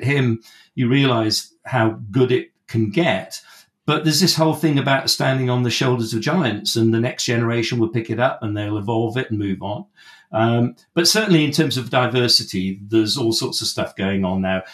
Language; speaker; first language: English; native; English